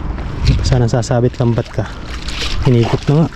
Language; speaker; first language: Filipino; native; Filipino